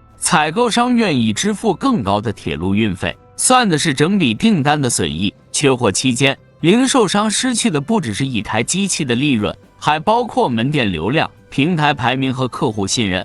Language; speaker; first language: Chinese; native; Chinese